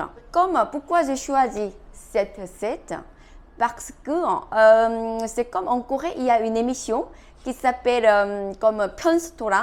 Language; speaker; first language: French; non-native, fluent; Korean